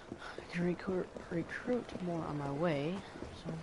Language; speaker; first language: English; native; English